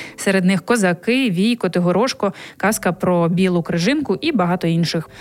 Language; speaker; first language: Ukrainian; native; Ukrainian